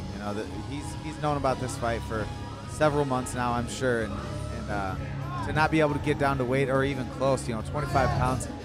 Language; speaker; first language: English; native; English